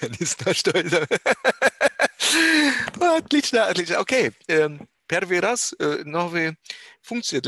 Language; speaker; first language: Russian; non-native, learner; German